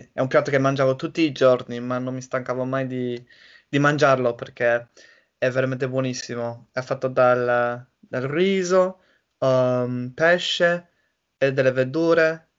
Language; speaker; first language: Italian; non-native, learner; English